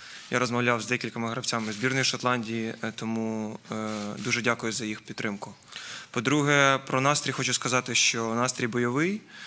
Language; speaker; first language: Ukrainian; native; Ukrainian